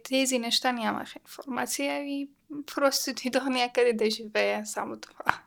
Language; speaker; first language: Bulgarian; non-native, learner; Persian